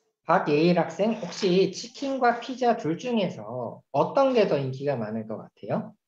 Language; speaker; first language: Korean; native; Korean